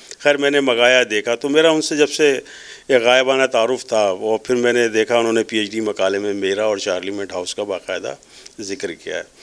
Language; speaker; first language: Urdu; native; Urdu